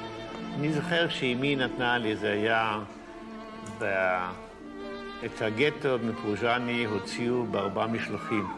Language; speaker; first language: Hebrew; non-native, fluent; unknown